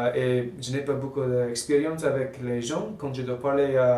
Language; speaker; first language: French; non-native, learner; English